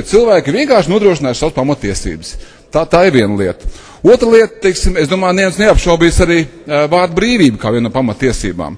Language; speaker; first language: Latvian; native; Latvian